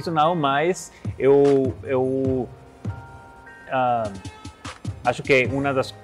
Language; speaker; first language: Portuguese; non-native, learner; Spanish